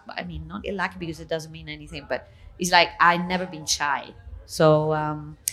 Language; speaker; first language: English; non-native, fluent; Italian